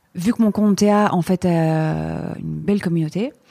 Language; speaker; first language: French; native; French